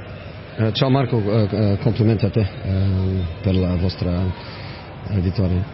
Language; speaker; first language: Italian; non-native, fluent; Portuguese